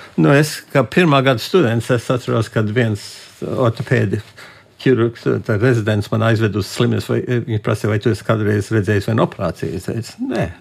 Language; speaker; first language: Latvian; early bilingual, heritage; Latvian